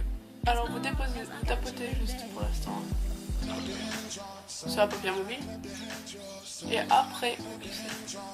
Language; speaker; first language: French; native; French